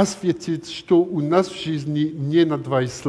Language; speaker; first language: Russian; non-native, learner; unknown